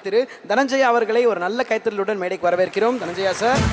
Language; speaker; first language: Tamil; native; Tamil